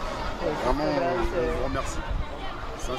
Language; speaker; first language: French; native; French